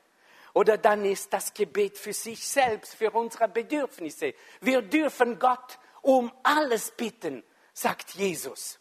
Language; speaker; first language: German; non-native, fluent; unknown